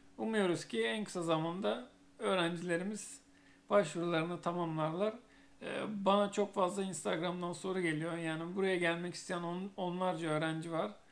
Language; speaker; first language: Turkish; native; Turkish